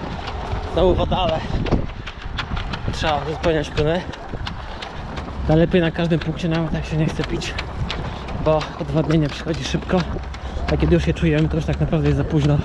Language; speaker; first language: Polish; native; Polish